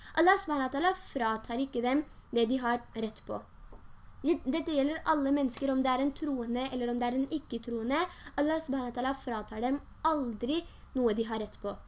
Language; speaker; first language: Norwegian; early bilingual, other home language; Urdu